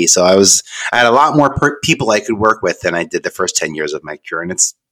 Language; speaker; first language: English; native; English